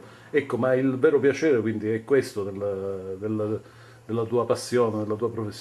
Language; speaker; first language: Italian; native; Italian